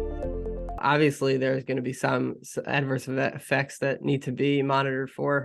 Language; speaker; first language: English; native; English